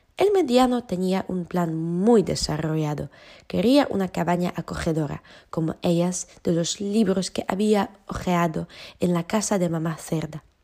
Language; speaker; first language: Spanish; non-native, fluent; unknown